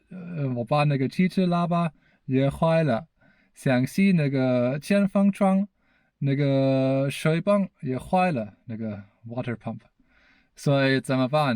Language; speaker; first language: Chinese; non-native, learner; German